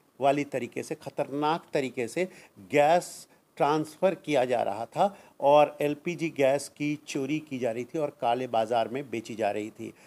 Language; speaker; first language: Hindi; non-native, local second language; Marathi